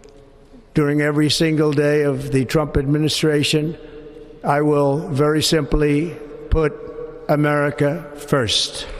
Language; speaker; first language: English; native; English